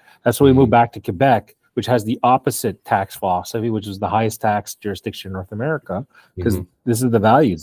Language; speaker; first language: English; native; English